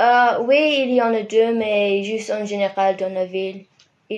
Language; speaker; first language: French; non-native, fluent; English